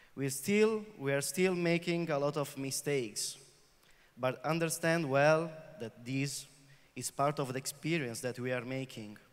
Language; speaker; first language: English; non-native, fluent; Italian